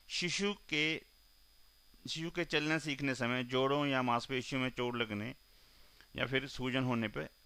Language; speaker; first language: Hindi; non-native, local second language; Punjabi